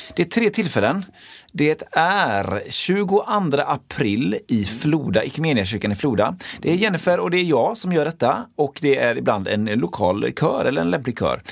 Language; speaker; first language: Swedish; native; Swedish